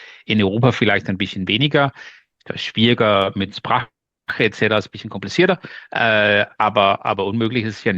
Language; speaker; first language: German; non-native, learner; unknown